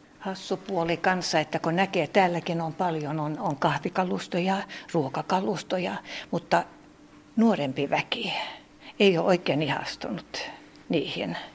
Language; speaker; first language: Finnish; non-native, local second language; Swedish